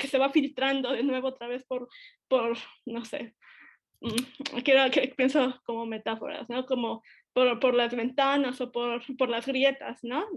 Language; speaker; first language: Spanish; native; Spanish